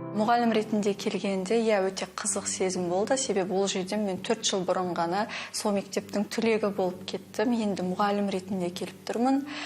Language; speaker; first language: Kazakh; non-native, local second language; Uzbek